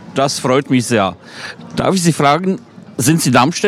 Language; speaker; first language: German; non-native, fluent; Polish